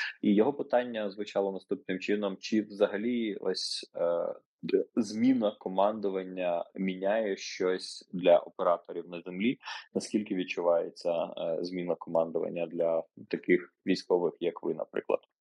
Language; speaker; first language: Ukrainian; native; Ukrainian